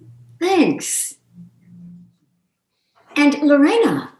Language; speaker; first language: English; native; English